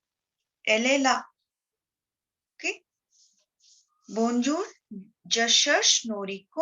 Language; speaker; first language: French; non-native, fluent; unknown